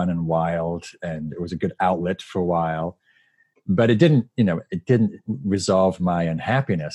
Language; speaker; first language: English; native; English